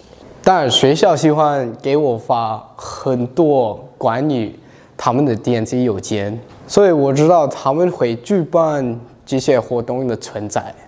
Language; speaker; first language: Chinese; non-native, learner; English